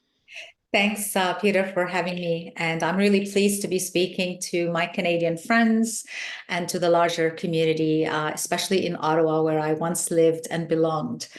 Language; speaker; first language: English; non-native, fluent; Arabic